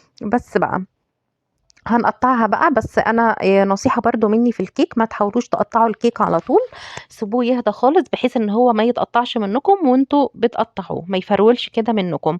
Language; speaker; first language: Arabic; native; Arabic